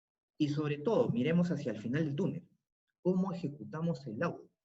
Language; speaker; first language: Spanish; native; Spanish